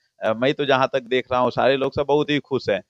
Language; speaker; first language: Hindi; native; Hindi